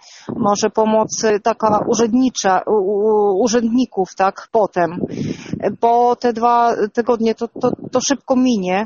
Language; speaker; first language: Polish; non-native, fluent; Russian